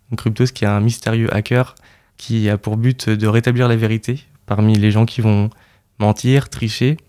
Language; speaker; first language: French; native; French